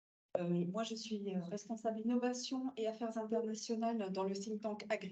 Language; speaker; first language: French; native; French